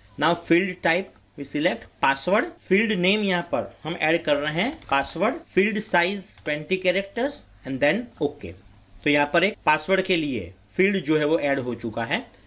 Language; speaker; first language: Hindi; non-native, local second language; Gujarati